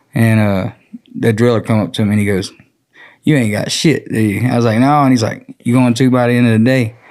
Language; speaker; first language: English; native; English